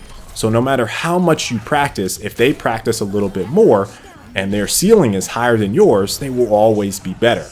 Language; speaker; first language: English; native; English